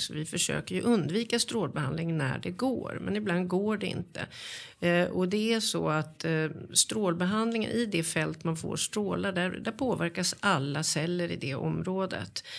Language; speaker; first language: Swedish; native; Swedish